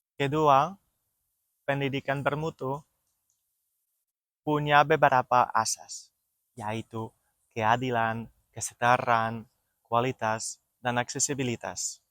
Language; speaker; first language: Indonesian; non-native, learner; French